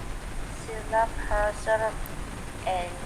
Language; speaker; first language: English; non-native, learner; Vietnamese